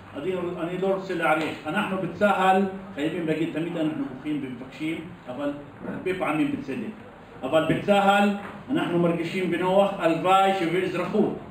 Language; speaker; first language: Hebrew; non-native, local second language; Arabic